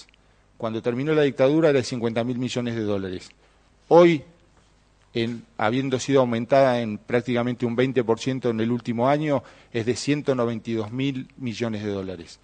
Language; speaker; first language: Spanish; native; Spanish